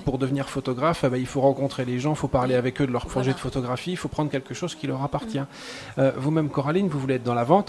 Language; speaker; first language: French; native; French